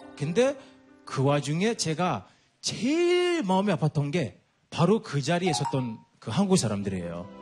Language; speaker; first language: Korean; non-native, fluent; English